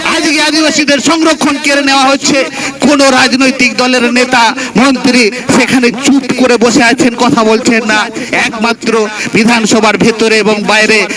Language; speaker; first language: Bangla; non-native, local second language; Santali